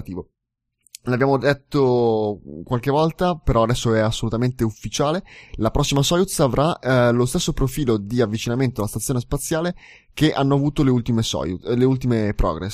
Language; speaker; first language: Italian; native; Italian